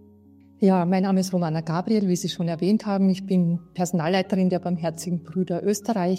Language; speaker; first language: German; native; German